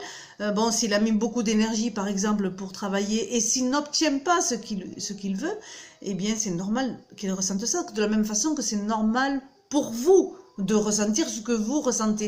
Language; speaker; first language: French; native; French